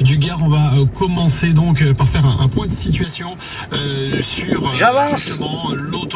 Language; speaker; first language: French; native; French